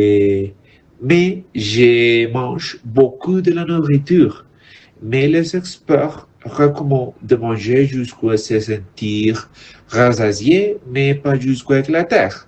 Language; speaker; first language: French; non-native, learner; Spanish